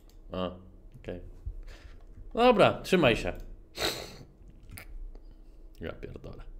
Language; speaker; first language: Polish; native; Polish